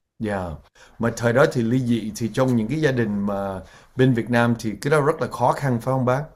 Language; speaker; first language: Vietnamese; early bilingual, heritage; Vietnamese